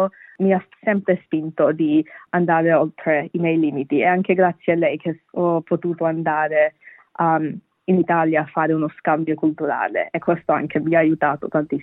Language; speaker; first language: Italian; non-native, fluent; Bangla